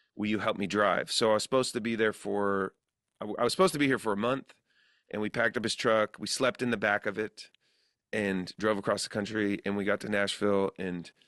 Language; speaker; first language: English; native; English